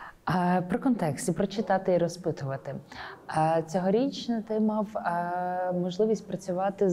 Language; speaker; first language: Ukrainian; native; Ukrainian